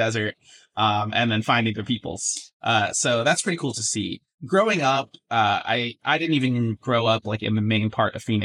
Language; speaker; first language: English; native; English